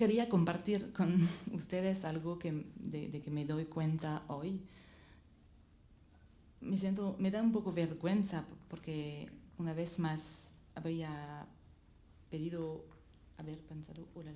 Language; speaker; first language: Spanish; non-native, learner; French